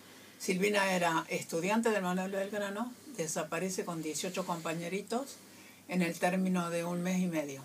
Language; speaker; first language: Spanish; native; Spanish